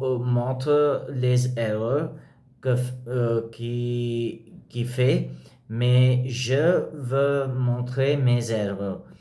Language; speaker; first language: French; non-native, learner; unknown